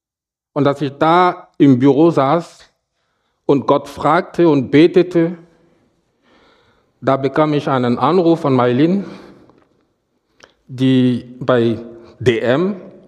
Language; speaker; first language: German; non-native, fluent; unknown